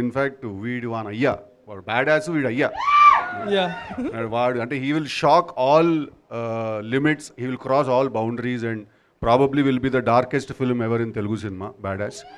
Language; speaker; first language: Telugu; native; Telugu